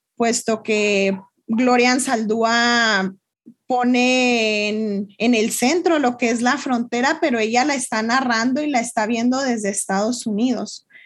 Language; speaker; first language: Spanish; native; Spanish